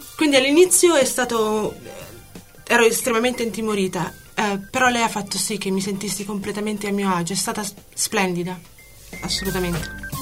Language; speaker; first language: Italian; native; Italian